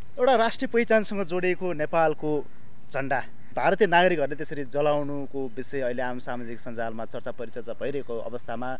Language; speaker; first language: Nepali; native; Nepali